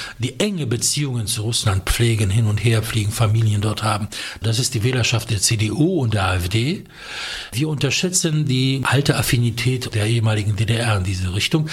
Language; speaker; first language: German; non-native, fluent; Polish